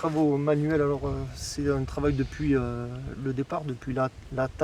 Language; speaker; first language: French; native; French